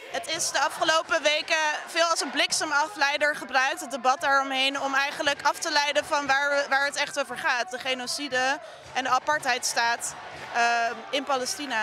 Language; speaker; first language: Dutch; native; Dutch